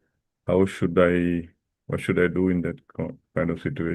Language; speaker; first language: English; non-native, fluent; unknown